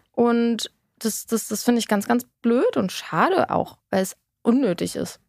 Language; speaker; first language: German; native; German